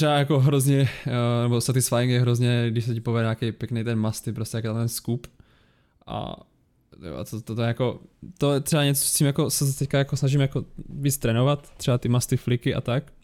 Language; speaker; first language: Czech; native; Czech